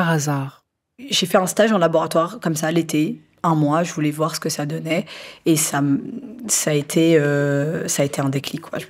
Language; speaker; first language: French; early bilingual, other home language; Arabic